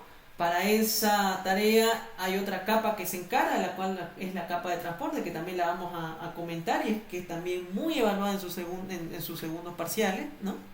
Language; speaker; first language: Spanish; native; Spanish